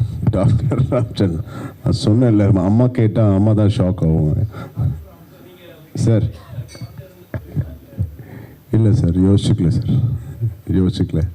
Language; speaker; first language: Tamil; non-native, learner; Telugu